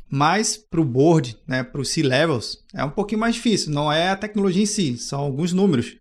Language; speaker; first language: Portuguese; native; Portuguese